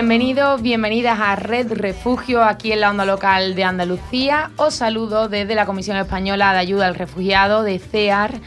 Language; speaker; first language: Spanish; native; Spanish